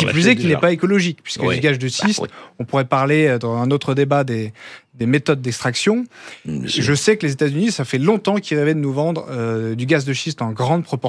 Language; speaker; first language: French; native; French